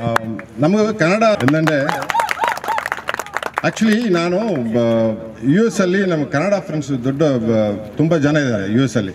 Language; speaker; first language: Kannada; non-native, learner; Tamil